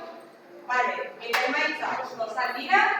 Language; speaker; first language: Basque; non-native, local second language; Spanish